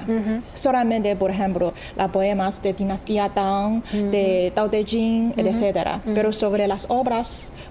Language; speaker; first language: Spanish; non-native, fluent; Chinese